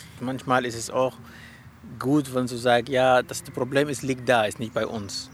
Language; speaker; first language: German; non-native, learner; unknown